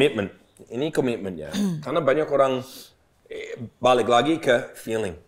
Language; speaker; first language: Indonesian; non-native, learner; English